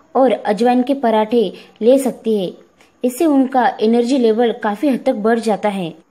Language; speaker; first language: Hindi; non-native, local second language; Marathi